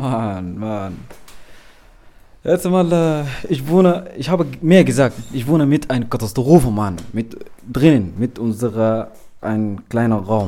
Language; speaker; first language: German; non-native, learner; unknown